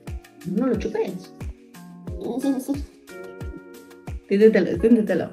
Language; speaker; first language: Spanish; native; Spanish